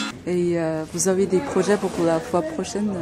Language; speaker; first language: French; non-native, fluent; Uyghur